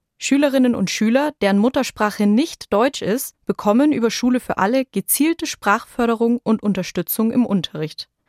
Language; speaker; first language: German; native; German